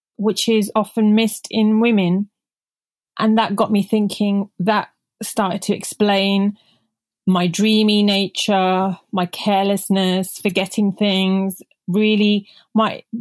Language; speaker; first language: English; non-native, local second language; Punjabi